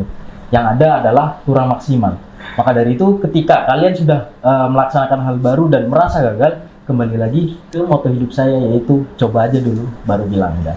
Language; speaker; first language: Indonesian; non-native, local second language; Javanese